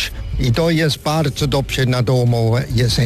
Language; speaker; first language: Polish; non-native, learner; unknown